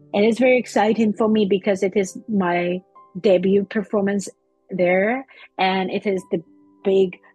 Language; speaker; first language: English; non-native, fluent; Russian